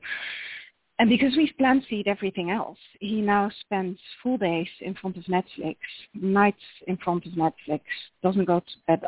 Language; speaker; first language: English; non-native, fluent; Dutch